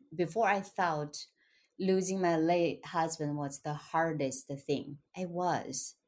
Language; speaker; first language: English; non-native, fluent; Chinese